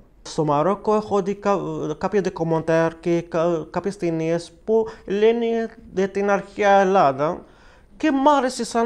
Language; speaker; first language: Greek; non-native, learner; Arabic